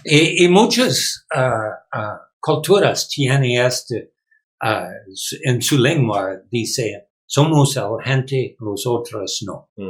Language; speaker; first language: Spanish; non-native, learner; English